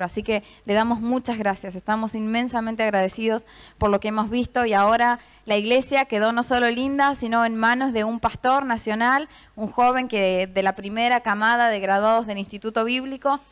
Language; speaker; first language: Spanish; native; Spanish